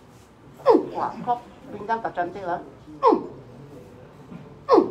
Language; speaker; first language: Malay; non-native, local second language; Cantonese